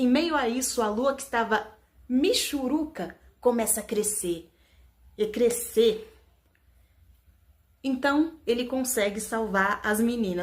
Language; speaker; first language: Portuguese; native; Portuguese